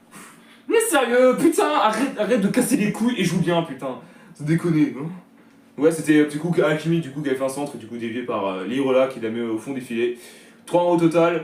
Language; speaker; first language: French; native; French